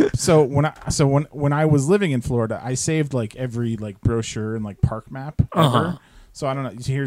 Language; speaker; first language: English; native; English